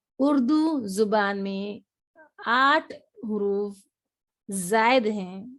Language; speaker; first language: Urdu; native; Urdu